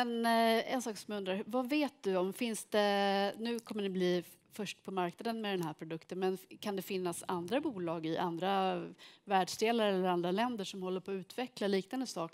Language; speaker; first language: Swedish; native; Swedish